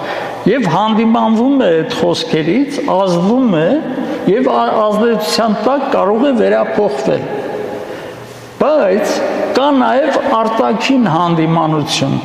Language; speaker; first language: Armenian; native; Armenian